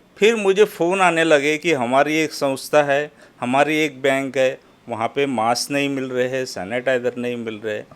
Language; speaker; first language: Hindi; non-native, local second language; Marathi